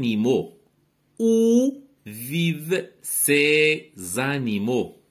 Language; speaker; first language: French; non-native, local second language; Arabic